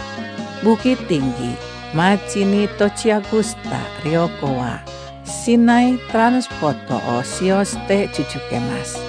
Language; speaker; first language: Japanese; non-native, fluent; Indonesian